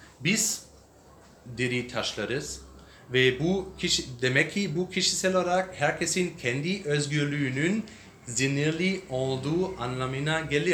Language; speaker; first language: Turkish; non-native, learner; English